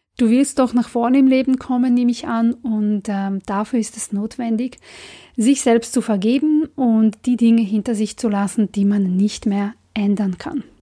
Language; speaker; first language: German; non-native, fluent; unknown